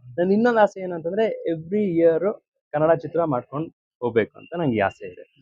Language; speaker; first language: Kannada; early bilingual, heritage; Kannada